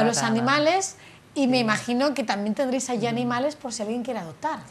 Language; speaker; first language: Spanish; native; Spanish